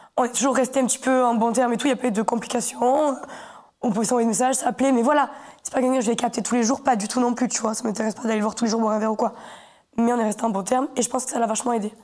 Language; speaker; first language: French; native; French